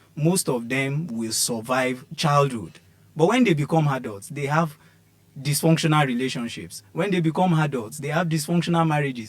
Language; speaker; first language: English; non-native, local second language; Yoruba